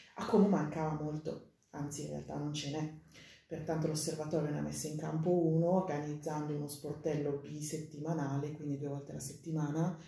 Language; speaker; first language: Italian; native; Italian